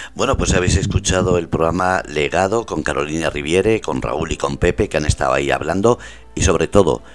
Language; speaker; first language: Spanish; non-native, fluent; French